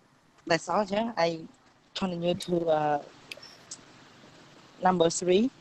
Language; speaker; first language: English; non-native, learner; Khmer